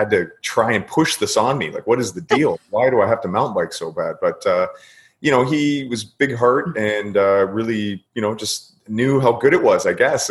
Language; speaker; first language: English; native; English